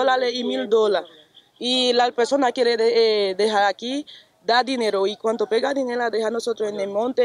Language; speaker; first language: Spanish; non-native, learner; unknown